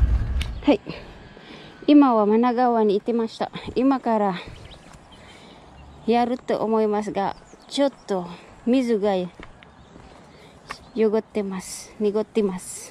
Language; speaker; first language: Japanese; non-native, fluent; Filipino